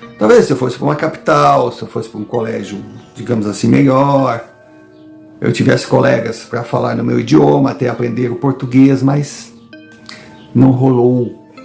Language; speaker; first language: Portuguese; native; Portuguese